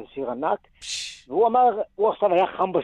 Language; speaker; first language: Hebrew; native; Hebrew